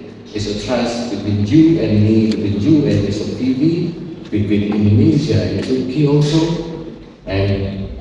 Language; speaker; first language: English; non-native, fluent; Indonesian